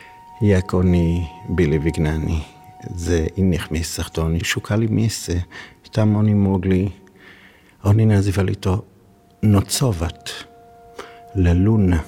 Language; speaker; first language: Polish; non-native, learner; Hebrew